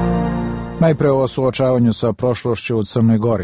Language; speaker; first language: Serbian; native; Serbian